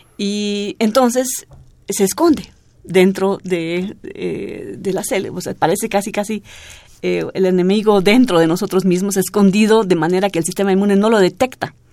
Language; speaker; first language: Spanish; non-native, fluent; German